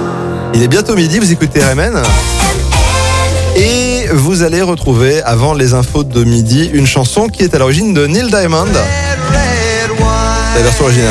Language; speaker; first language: French; native; French